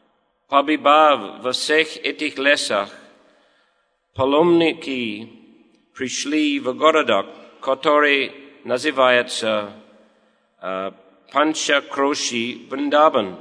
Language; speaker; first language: Russian; non-native, fluent; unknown